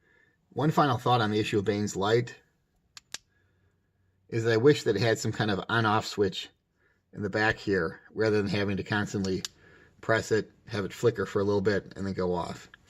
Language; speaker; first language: English; native; English